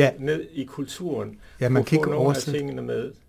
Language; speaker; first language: Danish; non-native, fluent; English